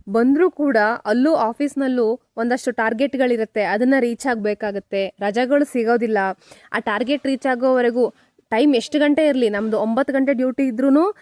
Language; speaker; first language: Kannada; native; Kannada